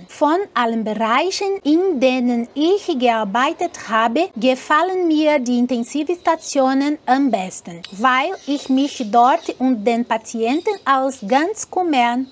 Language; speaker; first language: German; non-native, learner; Portuguese